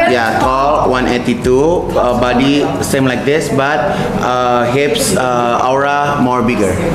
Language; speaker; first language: English; non-native, learner; Indonesian